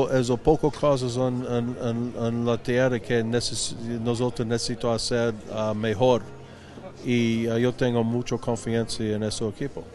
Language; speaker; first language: Spanish; non-native, learner; English